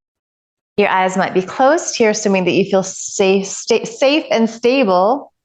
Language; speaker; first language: English; native; English